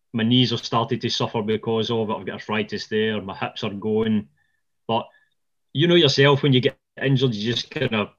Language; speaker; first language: English; native; English